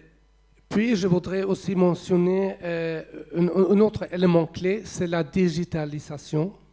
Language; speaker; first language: French; non-native, fluent; Swedish